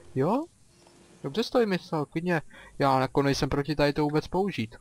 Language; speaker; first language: Czech; native; Czech